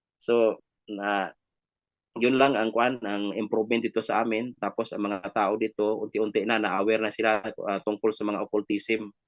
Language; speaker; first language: Filipino; non-native, local second language; Hiligaynon